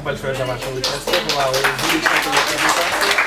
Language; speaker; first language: Russian; native; Russian